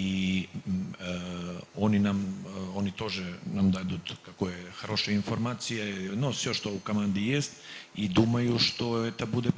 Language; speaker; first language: Russian; non-native, learner; Serbian